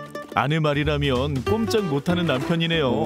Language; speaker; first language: Korean; native; Korean